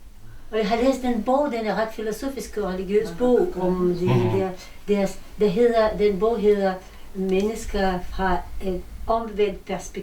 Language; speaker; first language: Danish; non-native, learner; Russian